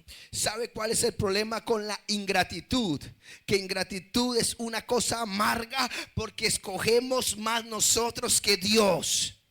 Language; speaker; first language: Spanish; native; Spanish